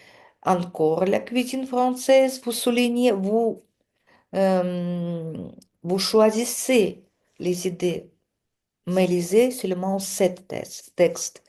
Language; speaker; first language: French; non-native, fluent; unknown